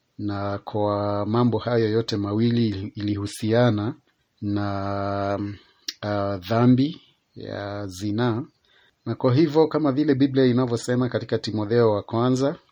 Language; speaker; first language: Swahili; non-native, local second language; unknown